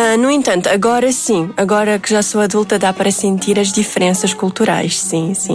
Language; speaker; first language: Portuguese; early bilingual, other home language; Uzbek